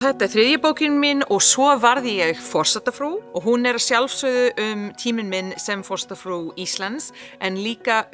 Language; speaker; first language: Icelandic; non-native, fluent; English